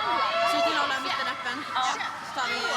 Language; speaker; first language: Swedish; native; Swedish